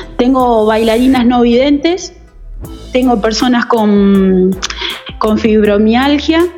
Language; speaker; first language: Spanish; native; Spanish